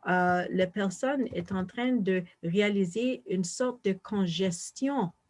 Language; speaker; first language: French; non-native, fluent; English